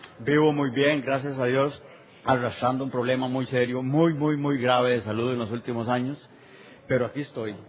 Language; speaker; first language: Spanish; native; Spanish